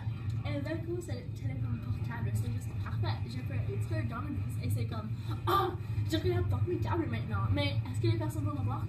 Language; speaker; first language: French; non-native, learner; English